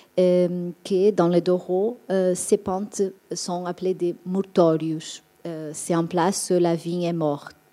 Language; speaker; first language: French; non-native, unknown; Portuguese